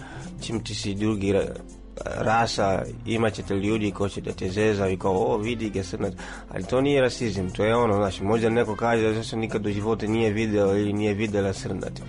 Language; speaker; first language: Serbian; non-native, fluent; Swahili